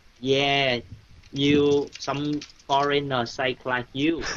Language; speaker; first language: English; non-native, learner; Vietnamese